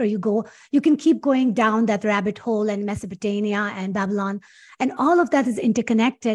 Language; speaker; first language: English; non-native, local second language; Urdu